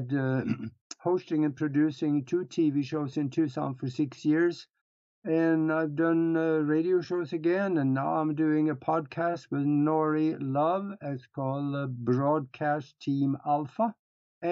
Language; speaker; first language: English; non-native, fluent; Norwegian